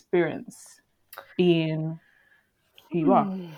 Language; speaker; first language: English; early bilingual, other home language; Yoruba